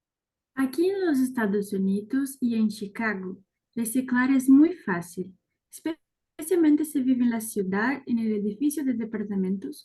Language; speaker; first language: Spanish; non-native, learner; English